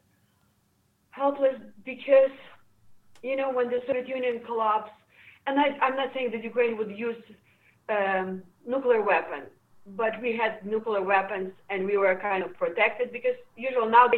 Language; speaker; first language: English; non-native, fluent; Ukrainian